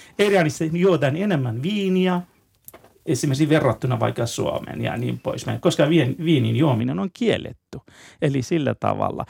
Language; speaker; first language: Finnish; non-native, fluent; Persian